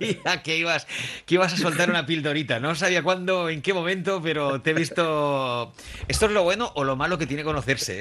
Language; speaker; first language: Spanish; native; Spanish